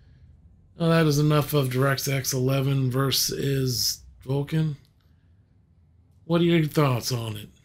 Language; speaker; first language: English; native; English